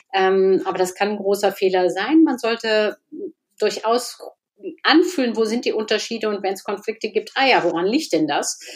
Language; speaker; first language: German; native; German